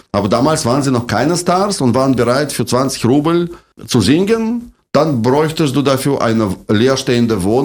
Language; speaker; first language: German; non-native, fluent; Russian